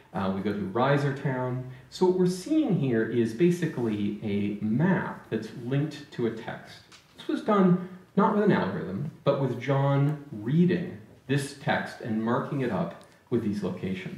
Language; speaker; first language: English; native; English